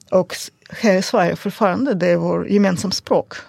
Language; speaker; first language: Swedish; non-native, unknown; Russian